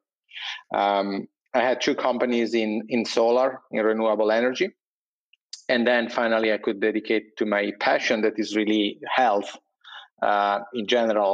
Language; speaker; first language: English; non-native, fluent; Italian